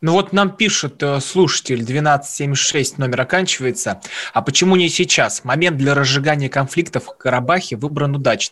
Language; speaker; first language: Russian; native; Russian